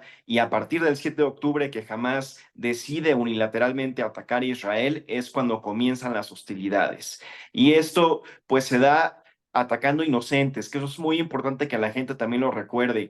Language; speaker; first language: Spanish; native; Spanish